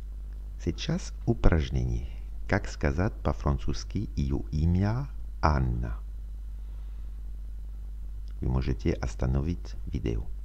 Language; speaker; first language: Russian; non-native, fluent; French